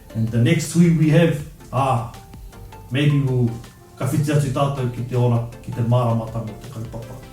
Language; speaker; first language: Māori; non-native, local second language; English